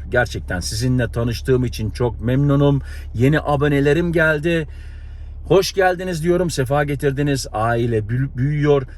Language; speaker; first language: Turkish; native; Turkish